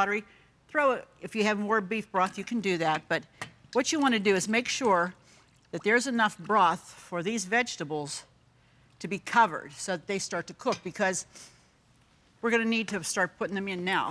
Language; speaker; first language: English; native; English